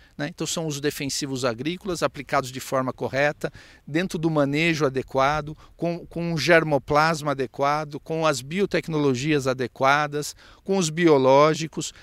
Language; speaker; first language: Portuguese; native; Portuguese